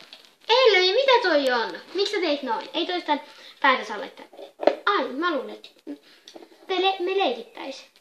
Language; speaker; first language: Finnish; native; Finnish